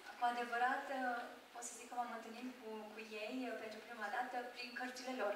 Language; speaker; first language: Romanian; non-native, fluent; Japanese